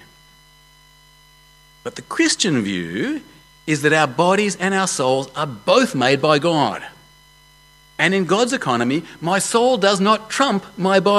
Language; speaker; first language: English; native; English